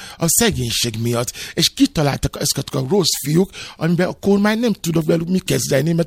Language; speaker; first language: Hungarian; non-native, learner; Yoruba